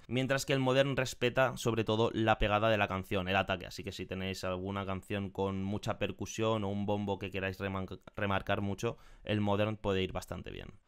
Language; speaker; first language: Spanish; native; Spanish